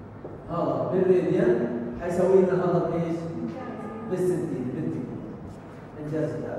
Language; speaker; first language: Arabic; native; Arabic